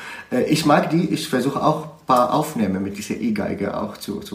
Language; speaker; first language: German; non-native, learner; Arabic